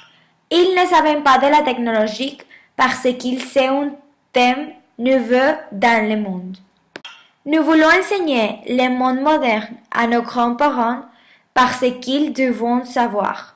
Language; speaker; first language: French; non-native, learner; Spanish